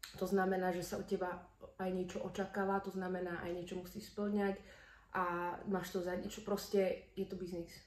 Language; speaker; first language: Slovak; early bilingual, other home language; Amharic